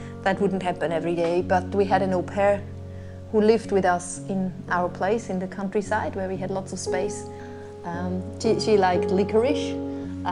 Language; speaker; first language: English; non-native, fluent; Swiss German